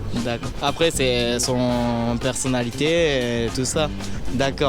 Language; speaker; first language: French; non-native, learner; Japanese